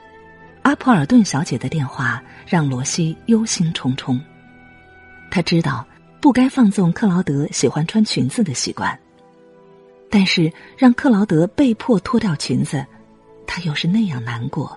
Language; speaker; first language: Chinese; native; Chinese